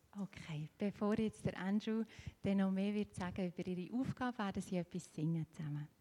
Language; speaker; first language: German; native; German